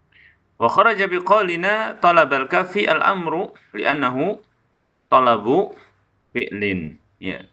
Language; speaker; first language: Arabic; non-native, fluent; Indonesian